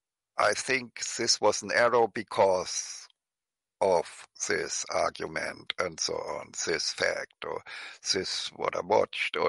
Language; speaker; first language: English; non-native, fluent; German